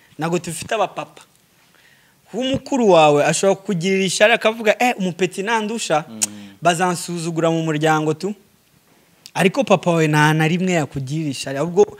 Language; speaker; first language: Kinyarwanda; early bilingual, heritage; Kinyarwanda